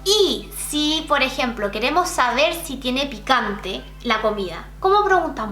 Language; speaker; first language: Spanish; native; Spanish